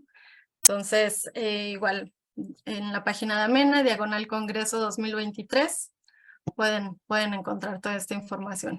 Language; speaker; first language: Spanish; native; Spanish